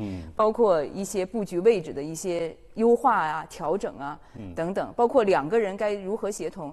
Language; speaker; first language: Chinese; native; Chinese